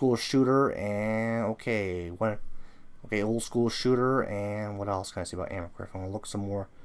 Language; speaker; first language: English; native; English